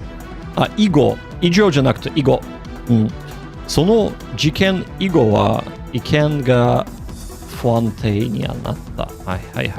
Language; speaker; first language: Japanese; non-native, learner; English